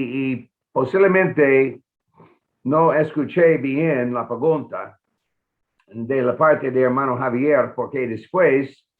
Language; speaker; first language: Spanish; non-native, fluent; English